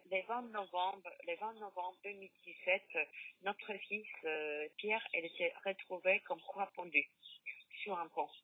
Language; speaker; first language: French; non-native, learner; Polish